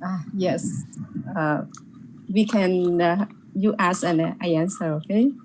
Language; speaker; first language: English; non-native, learner; Vietnamese